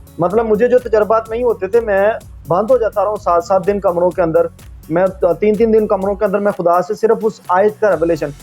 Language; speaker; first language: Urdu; non-native, local second language; Punjabi